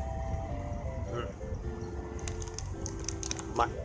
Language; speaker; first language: Japanese; native; Japanese